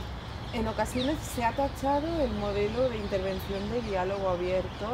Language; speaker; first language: Spanish; native; Spanish